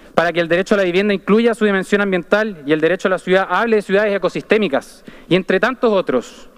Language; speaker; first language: Spanish; native; Spanish